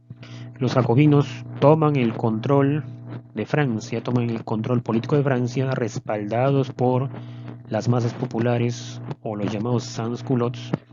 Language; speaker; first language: Spanish; native; Spanish